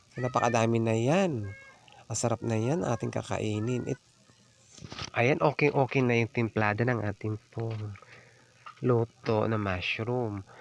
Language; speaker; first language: Filipino; non-native, local second language; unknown